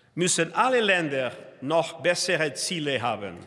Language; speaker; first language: German; non-native, fluent; Portuguese